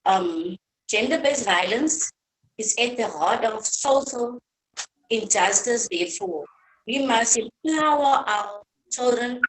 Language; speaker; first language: English; non-native, local second language; Afrikaans